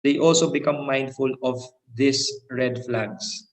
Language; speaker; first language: English; non-native, local second language; Filipino